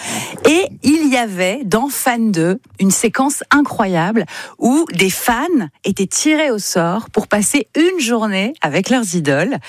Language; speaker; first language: French; native; French